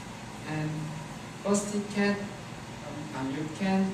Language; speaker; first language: English; non-native, learner; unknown